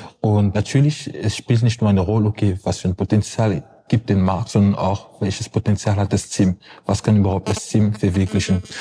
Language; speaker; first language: German; non-native, fluent; French